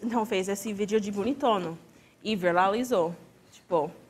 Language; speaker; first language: Portuguese; non-native, fluent; English